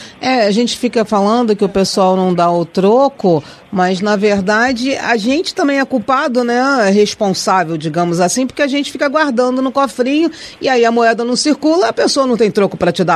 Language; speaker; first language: Portuguese; native; Portuguese